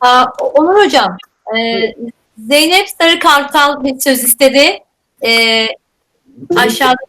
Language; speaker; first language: Turkish; native; Turkish